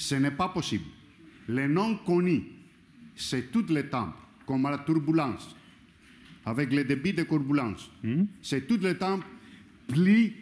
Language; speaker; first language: French; non-native, learner; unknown